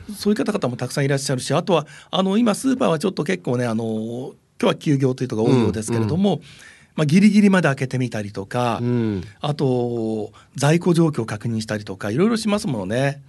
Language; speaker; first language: Japanese; native; Japanese